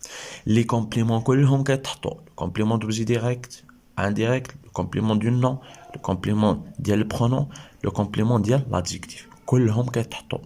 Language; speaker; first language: Arabic; native; Arabic